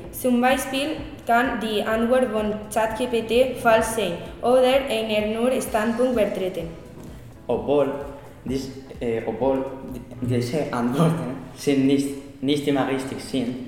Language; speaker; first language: German; non-native, learner; Spanish